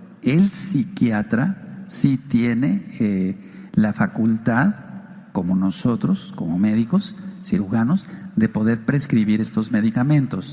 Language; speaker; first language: Spanish; native; Spanish